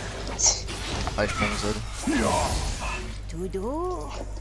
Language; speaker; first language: French; native; French